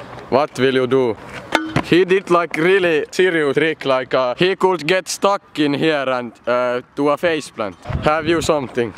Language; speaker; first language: English; non-native, learner; Finnish